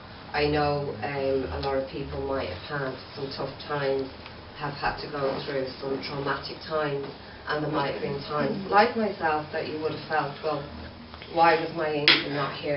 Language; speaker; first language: English; native; English